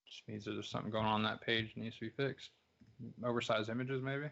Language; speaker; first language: English; native; English